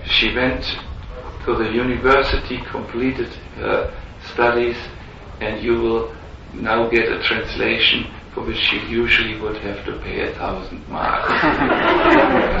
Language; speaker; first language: English; non-native, fluent; German